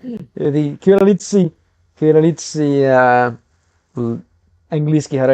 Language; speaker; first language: Russian; non-native, learner; English